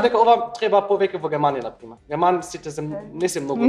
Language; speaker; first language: Macedonian; non-native, learner; German